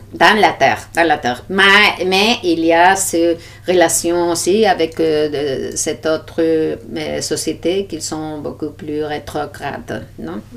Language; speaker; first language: French; non-native, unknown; Spanish